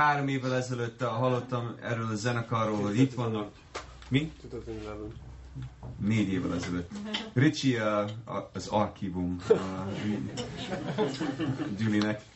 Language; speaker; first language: Hungarian; non-native, fluent; English